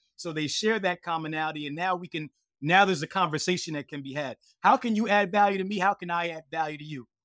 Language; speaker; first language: English; native; English